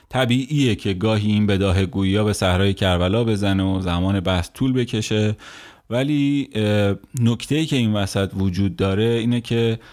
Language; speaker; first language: Persian; native; Persian